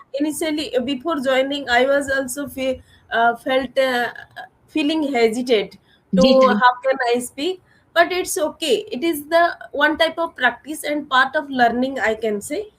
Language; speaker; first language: English; non-native, learner; Odia